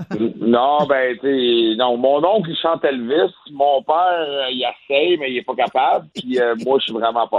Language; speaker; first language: French; native; French